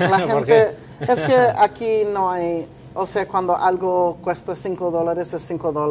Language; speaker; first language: Spanish; early bilingual, heritage; Spanish